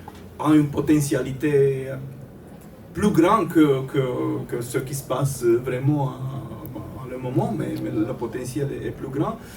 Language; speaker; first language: French; non-native, fluent; Romanian